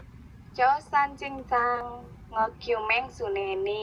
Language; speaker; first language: Chinese; non-native, learner; Indonesian